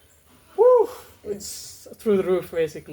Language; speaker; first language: English; non-native, fluent; Indonesian